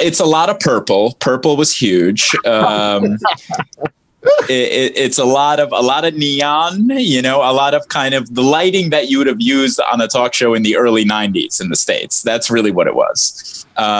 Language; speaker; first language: English; early bilingual, other home language; Arabic